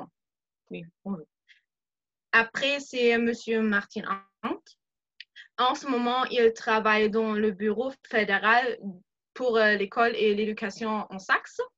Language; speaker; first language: French; non-native, fluent; German